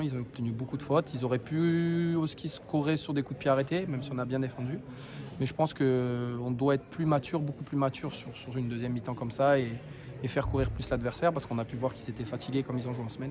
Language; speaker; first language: French; native; French